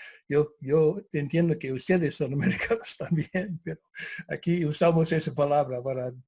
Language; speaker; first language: Spanish; non-native, fluent; English